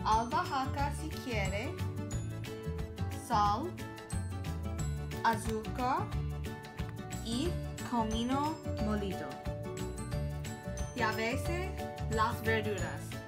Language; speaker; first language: Spanish; non-native, learner; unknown